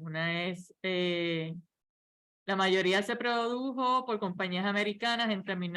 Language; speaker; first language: Spanish; native; Spanish